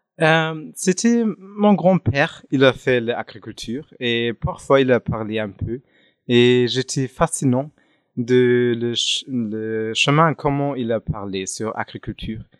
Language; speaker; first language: French; non-native, fluent; German